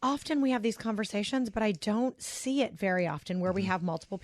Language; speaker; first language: English; native; English